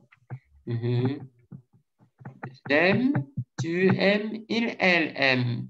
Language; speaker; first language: French; non-native, learner; Russian